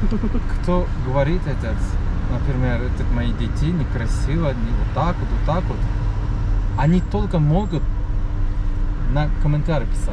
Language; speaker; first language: Russian; non-native, learner; Turkish